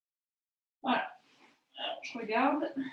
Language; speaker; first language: French; native; French